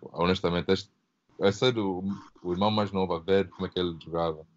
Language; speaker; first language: Portuguese; early bilingual, heritage; Portuguese